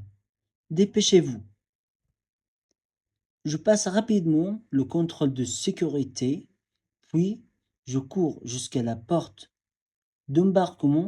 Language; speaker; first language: French; non-native, fluent; Arabic